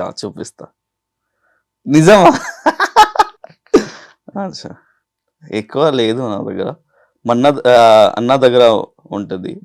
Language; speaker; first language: Telugu; non-native, learner; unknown